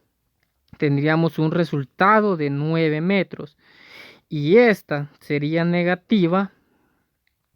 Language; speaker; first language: Spanish; native; Spanish